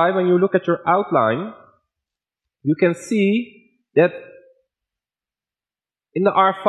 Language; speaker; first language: English; non-native, fluent; Dutch